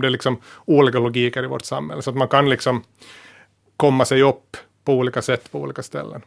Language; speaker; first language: Swedish; native; Swedish